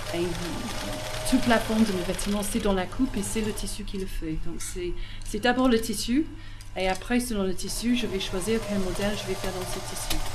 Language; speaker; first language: French; non-native, fluent; English